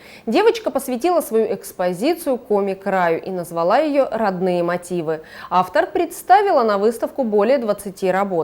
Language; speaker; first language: Russian; native; Russian